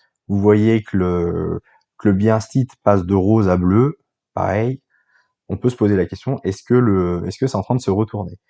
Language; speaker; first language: French; native; French